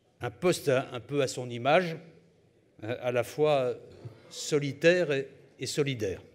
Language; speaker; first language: French; native; French